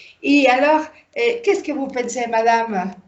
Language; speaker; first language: French; non-native, learner; Spanish